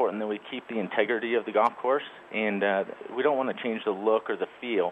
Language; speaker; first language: English; native; English